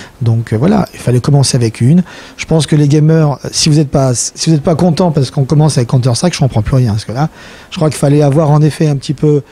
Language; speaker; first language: French; native; French